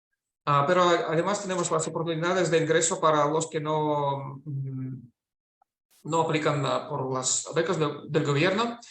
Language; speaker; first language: Spanish; non-native, fluent; Russian